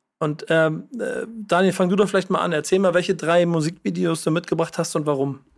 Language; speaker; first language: German; native; German